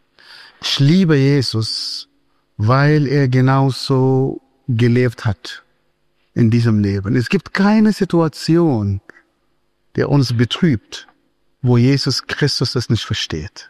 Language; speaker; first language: German; non-native, fluent; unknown